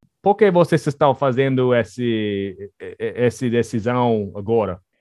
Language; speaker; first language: Portuguese; non-native, fluent; English